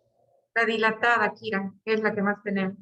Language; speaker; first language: Spanish; native; Spanish